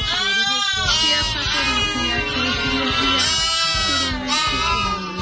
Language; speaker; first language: Māori; non-native, learner; English